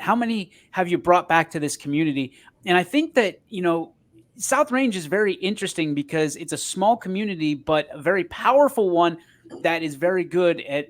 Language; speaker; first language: English; native; English